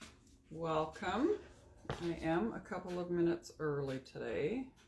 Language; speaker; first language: English; native; English